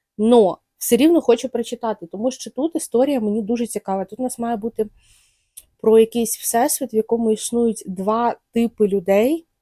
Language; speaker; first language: Ukrainian; non-native, local second language; Russian